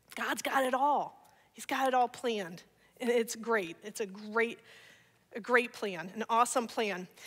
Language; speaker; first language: English; native; English